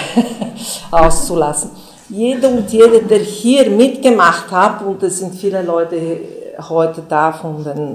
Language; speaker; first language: German; non-native, fluent; Bulgarian